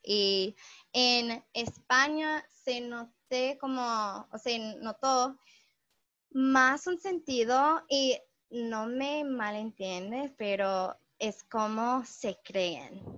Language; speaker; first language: Spanish; non-native, fluent; English